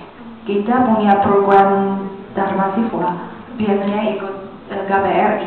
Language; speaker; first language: Indonesian; non-native, fluent; Chinese